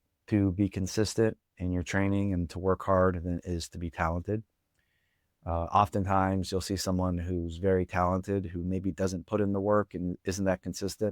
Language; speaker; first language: English; native; English